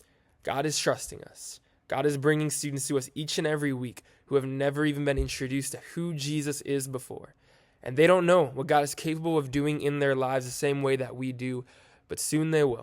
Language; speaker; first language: English; native; English